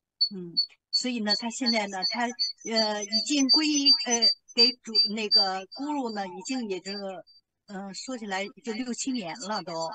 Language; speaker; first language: Chinese; native; Chinese